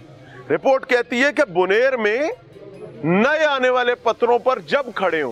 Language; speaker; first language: Urdu; native; Urdu